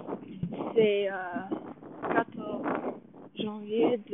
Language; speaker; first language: French; non-native, learner; English